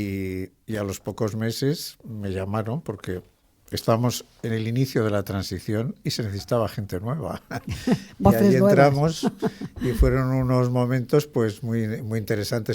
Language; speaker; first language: Spanish; native; Spanish